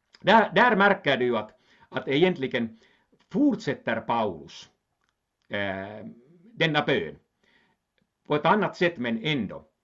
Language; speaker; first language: Swedish; non-native, local second language; Finnish